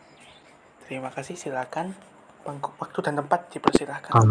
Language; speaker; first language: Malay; non-native, local second language; Javanese